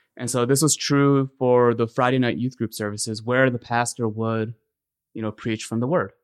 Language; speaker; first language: English; native; English